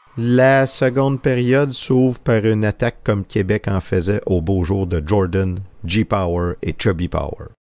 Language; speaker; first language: French; native; French